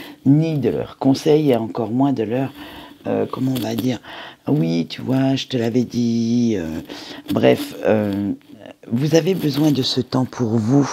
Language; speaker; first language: French; native; French